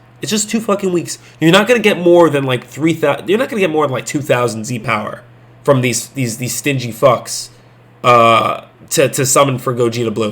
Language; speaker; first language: English; native; English